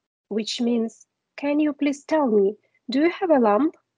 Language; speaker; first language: English; non-native, fluent; Ukrainian